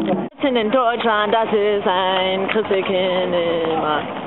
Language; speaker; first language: German; non-native, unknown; English